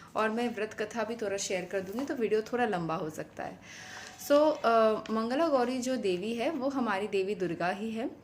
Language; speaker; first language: Hindi; non-native, local second language; Bangla